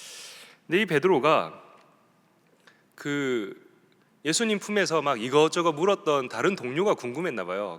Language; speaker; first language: Korean; native; Korean